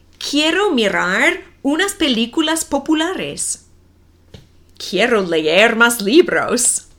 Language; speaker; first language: Spanish; non-native, fluent; English